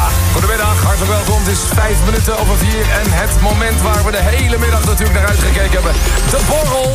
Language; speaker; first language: Dutch; native; Dutch